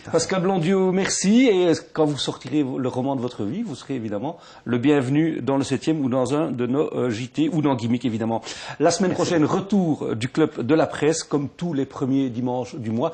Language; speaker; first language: French; native; French